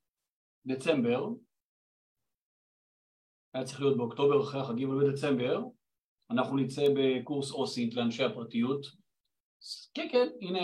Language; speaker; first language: Hebrew; native; Hebrew